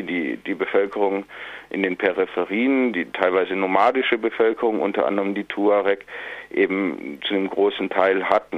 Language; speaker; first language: German; native; German